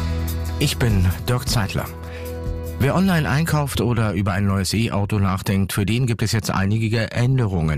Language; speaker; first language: German; native; German